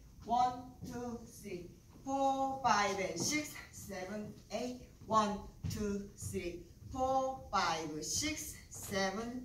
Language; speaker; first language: English; non-native, fluent; Korean